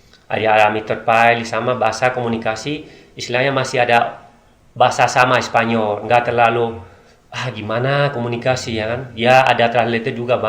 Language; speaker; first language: Indonesian; non-native, learner; Spanish